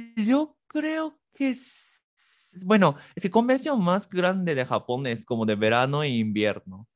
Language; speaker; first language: Spanish; non-native, fluent; Japanese